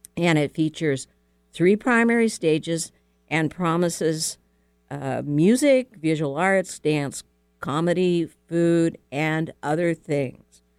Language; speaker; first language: English; native; English